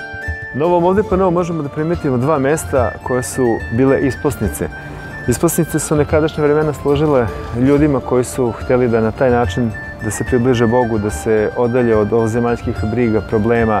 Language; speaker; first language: Serbian; native; Serbian